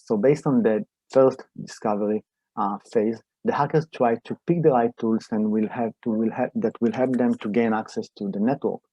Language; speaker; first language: English; non-native, fluent; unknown